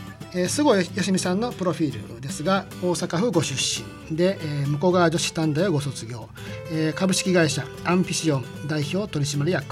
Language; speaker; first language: Japanese; native; Japanese